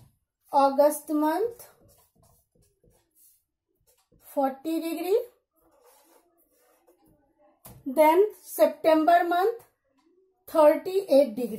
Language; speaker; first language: English; non-native, local second language; Hindi